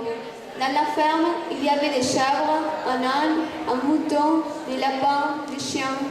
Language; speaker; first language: French; non-native, learner; Spanish